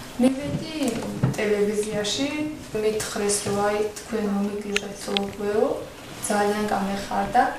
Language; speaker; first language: Georgian; non-native, local second language; Azerbaijani